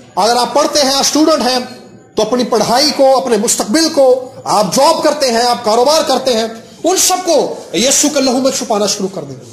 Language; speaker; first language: Urdu; non-native, local second language; Punjabi